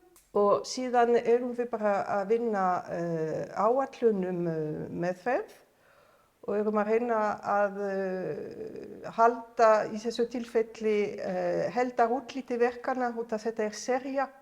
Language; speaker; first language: Icelandic; non-native, fluent; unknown